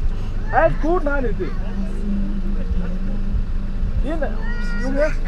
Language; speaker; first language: German; non-native, fluent; Mongolian